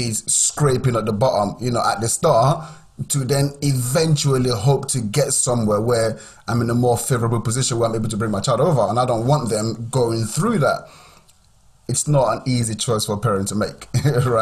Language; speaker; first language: English; non-native, local second language; Yoruba